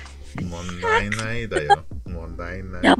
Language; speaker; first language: Japanese; non-native, learner; English